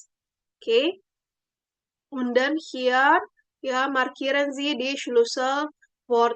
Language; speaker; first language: German; non-native, fluent; Indonesian